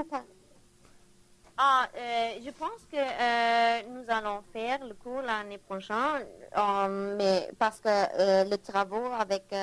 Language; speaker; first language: French; non-native, learner; German